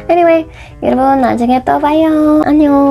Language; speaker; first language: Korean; non-native, learner; English